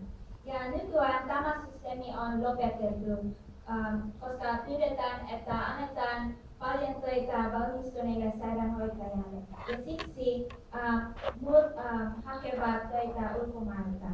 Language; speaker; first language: Finnish; non-native, fluent; Filipino